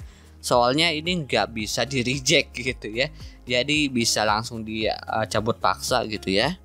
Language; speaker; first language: Indonesian; native; Indonesian